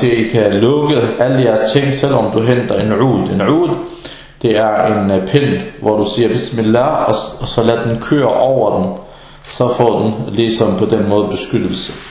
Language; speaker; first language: Danish; early bilingual, other home language; Arabic